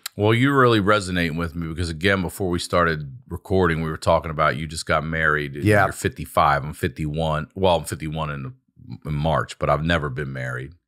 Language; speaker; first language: English; native; English